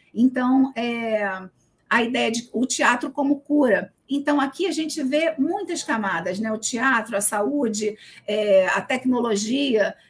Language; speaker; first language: Portuguese; native; Portuguese